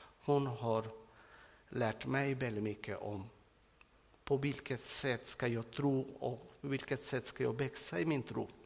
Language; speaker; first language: Swedish; non-native, fluent; Spanish